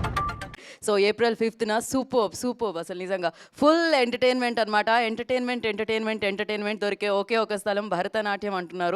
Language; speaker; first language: Telugu; native; Telugu